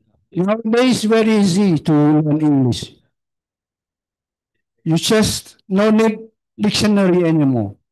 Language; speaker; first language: English; non-native, learner; Khmer